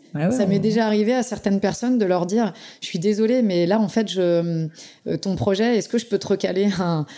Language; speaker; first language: French; native; French